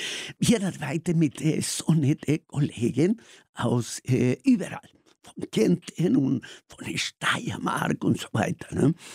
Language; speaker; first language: German; non-native, learner; Spanish